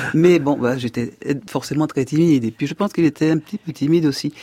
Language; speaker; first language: French; non-native, fluent; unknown